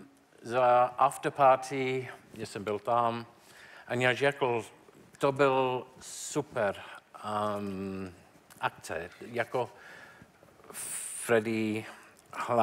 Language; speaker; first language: Czech; non-native, learner; English